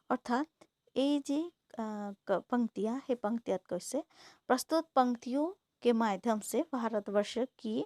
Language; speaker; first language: Hindi; non-native, local second language; Assamese